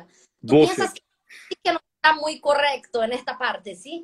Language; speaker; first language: Spanish; non-native, fluent; Portuguese